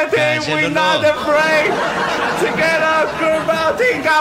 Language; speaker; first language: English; non-native, learner; Chinese